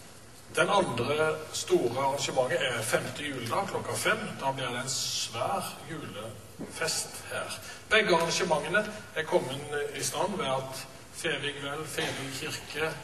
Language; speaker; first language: Norwegian; native; Norwegian